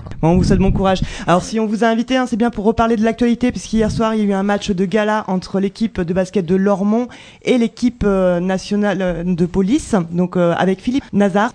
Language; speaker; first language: French; native; French